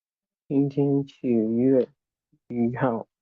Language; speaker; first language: Chinese; non-native, learner; Bangla